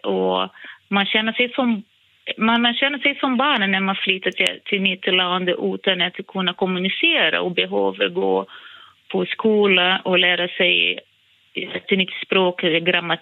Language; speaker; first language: Swedish; non-native, fluent; Portuguese